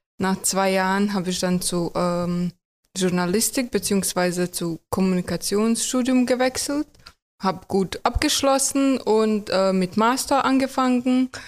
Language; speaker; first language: German; non-native, fluent; Croatian